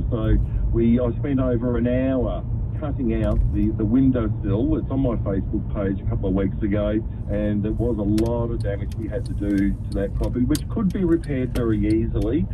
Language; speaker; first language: English; native; English